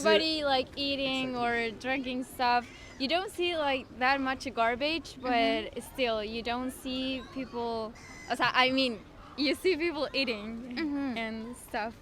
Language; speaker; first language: English; non-native, fluent; Spanish